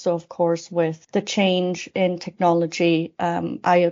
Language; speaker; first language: English; non-native, fluent; Spanish